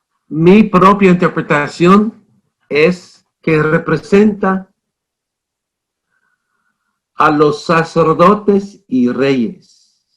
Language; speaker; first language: Spanish; non-native, fluent; English